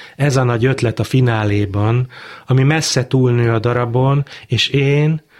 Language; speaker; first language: Hungarian; native; Hungarian